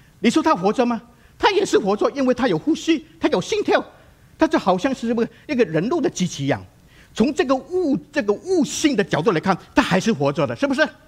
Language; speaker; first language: Chinese; non-native, local second language; Cantonese